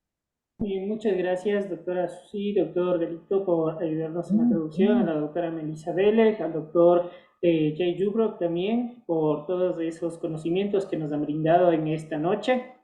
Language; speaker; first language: Spanish; native; Spanish